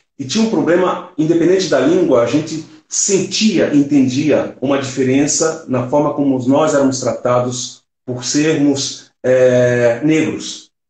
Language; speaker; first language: Portuguese; early bilingual, other home language; Swahili